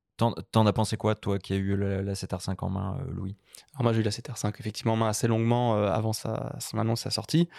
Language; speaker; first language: French; native; French